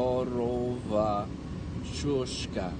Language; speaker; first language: Russian; non-native, learner; English